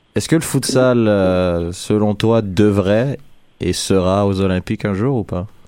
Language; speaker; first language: French; native; French